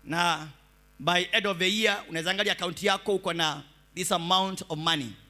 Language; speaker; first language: English; non-native, local second language; Swahili